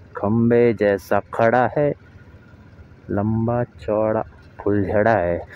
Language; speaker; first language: Hindi; non-native, local second language; Marathi